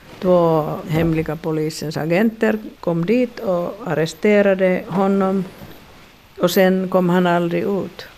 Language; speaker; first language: Swedish; non-native, local second language; Finnish